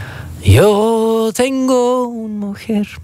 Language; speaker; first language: Spanish; non-native, learner; Dutch